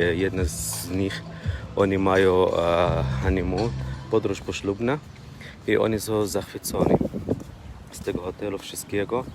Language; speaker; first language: Polish; non-native, learner; Arabic